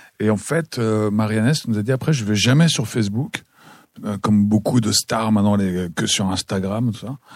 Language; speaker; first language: French; native; French